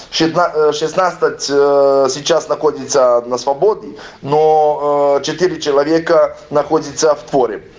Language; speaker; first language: Russian; non-native, learner; Serbian